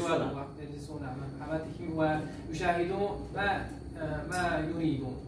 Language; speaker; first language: Arabic; non-native, learner; Uzbek